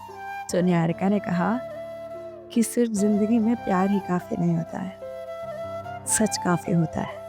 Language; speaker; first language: Hindi; native; Hindi